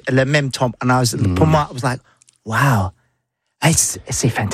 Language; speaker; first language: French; non-native, learner; English